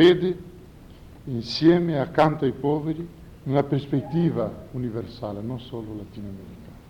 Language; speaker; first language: Italian; non-native, fluent; Portuguese